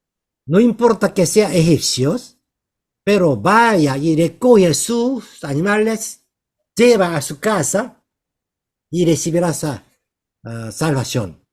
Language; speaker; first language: Spanish; non-native, fluent; Korean